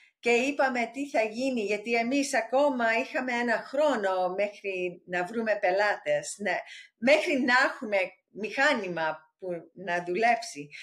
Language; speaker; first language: Greek; early bilingual, heritage; English